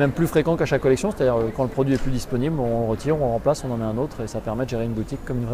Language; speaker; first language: French; native; French